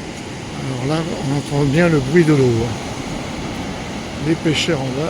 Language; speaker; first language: French; native; French